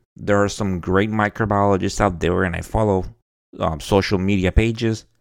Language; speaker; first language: English; non-native, fluent; Spanish